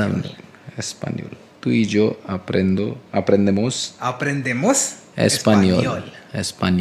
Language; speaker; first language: Spanish; non-native, learner; Hindi